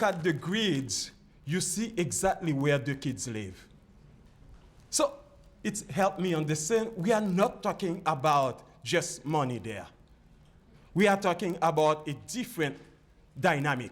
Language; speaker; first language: English; non-native, fluent; Haitian Creole